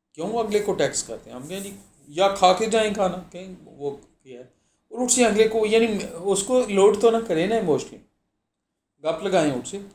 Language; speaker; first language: Urdu; non-native, local second language; Punjabi